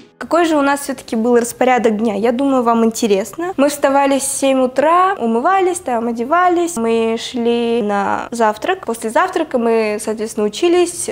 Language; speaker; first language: Russian; non-native, local second language; Tuvinian